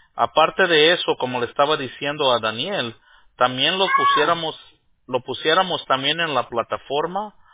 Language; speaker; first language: Spanish; early bilingual, heritage; Spanish